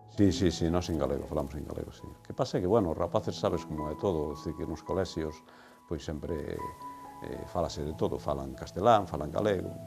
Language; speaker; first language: Galician; native; Galician